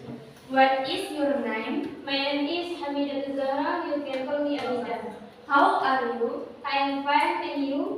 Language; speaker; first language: English; non-native, learner; Indonesian